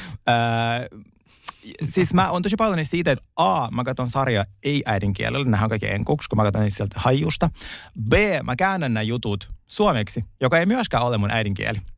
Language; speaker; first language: Finnish; non-native, fluent; Russian